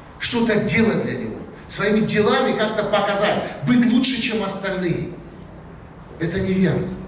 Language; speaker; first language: Russian; native; Russian